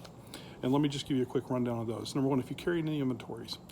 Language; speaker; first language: English; native; English